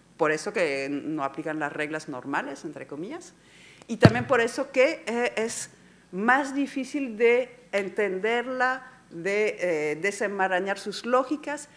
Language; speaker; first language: Spanish; non-native, fluent; French